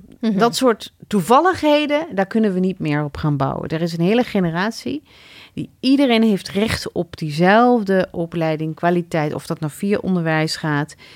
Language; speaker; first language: Dutch; early bilingual, other home language; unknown